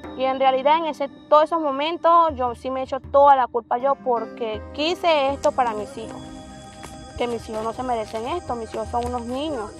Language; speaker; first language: Spanish; native; Spanish